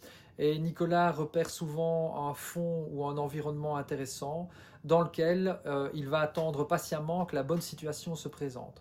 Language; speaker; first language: French; native; French